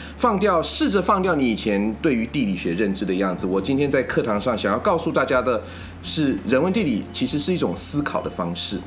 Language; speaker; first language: Chinese; native; Chinese